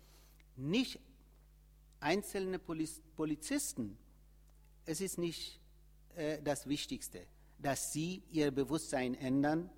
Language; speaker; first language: German; non-native, fluent; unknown